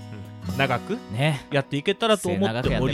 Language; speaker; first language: Japanese; native; Japanese